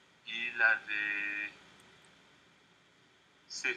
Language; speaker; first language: French; non-native, learner; English